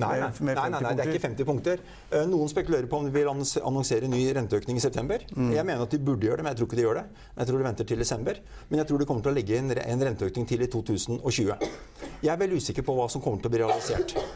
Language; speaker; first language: Norwegian; native; Norwegian